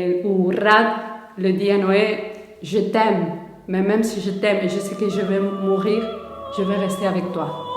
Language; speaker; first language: French; non-native, fluent; Spanish